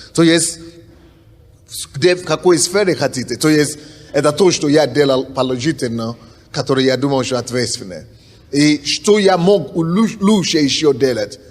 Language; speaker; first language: Russian; non-native, fluent; Yoruba